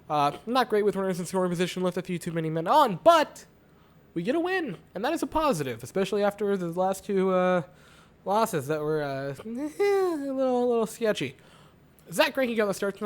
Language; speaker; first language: English; native; English